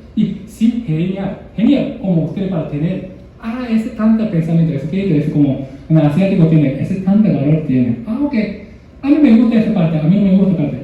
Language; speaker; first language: Spanish; non-native, learner; Japanese